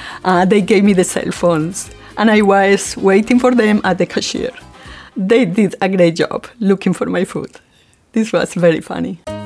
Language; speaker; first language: English; non-native, fluent; Spanish